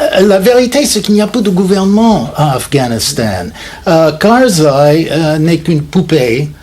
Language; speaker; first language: French; non-native, fluent; English